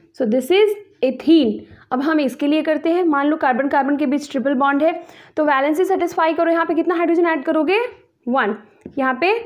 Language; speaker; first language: Hindi; native; Hindi